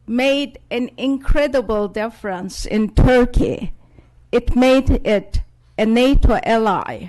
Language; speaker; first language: English; non-native, fluent; Turkish